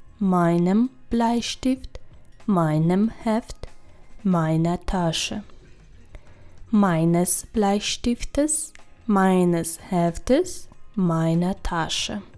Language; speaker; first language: German; non-native, fluent; Ukrainian